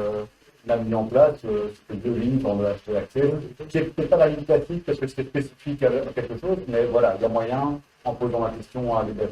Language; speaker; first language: French; native; French